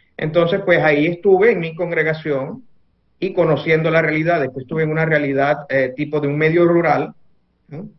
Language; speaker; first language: Spanish; native; Spanish